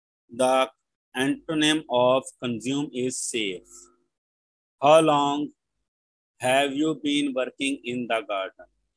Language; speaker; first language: English; non-native, local second language; Urdu